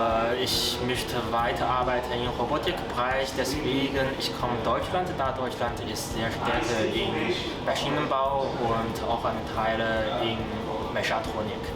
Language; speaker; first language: German; non-native, learner; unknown